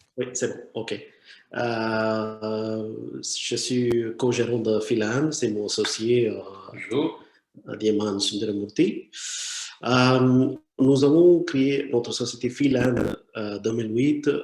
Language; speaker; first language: French; non-native, learner; Tamil